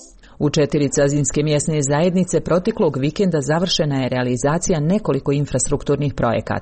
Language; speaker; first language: Serbian; native; Serbian